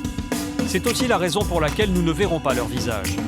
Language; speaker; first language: French; native; French